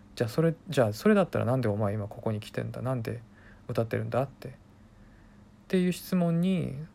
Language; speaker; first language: Japanese; non-native, fluent; Korean